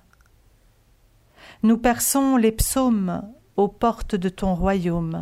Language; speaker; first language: French; early bilingual, other home language; Italian